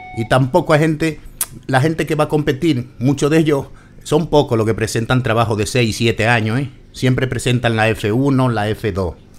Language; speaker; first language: Spanish; native; Spanish